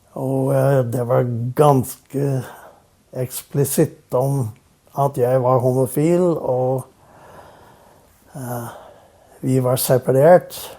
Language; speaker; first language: Norwegian; non-native, fluent; English